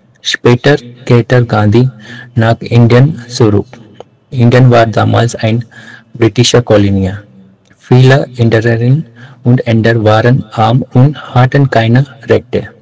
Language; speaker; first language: German; non-native, learner; Marathi